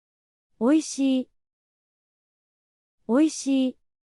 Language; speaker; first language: Japanese; native; Japanese